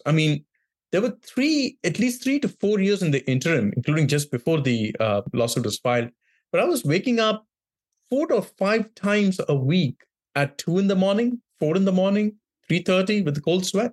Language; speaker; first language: English; non-native, local second language; Tamil